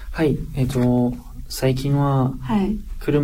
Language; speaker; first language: Japanese; non-native, learner; French